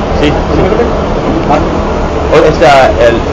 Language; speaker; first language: Spanish; non-native, learner; English